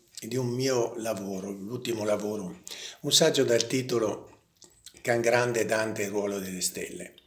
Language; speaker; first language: Italian; native; Italian